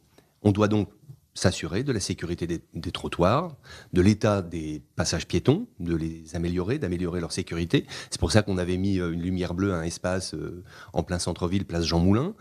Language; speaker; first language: French; native; French